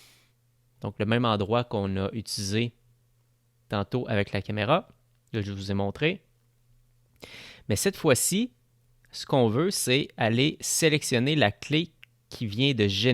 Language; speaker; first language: French; native; French